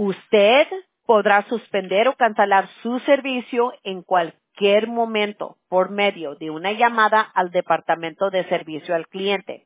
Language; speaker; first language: Spanish; early bilingual, heritage; Spanish